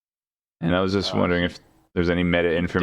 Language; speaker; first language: English; native; English